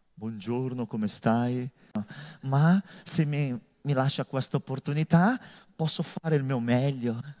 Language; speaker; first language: Italian; non-native, learner; Portuguese